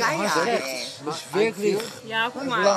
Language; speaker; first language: German; non-native, learner; Dutch